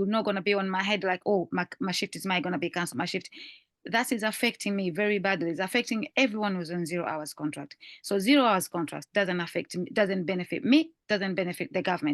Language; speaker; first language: English; non-native, fluent; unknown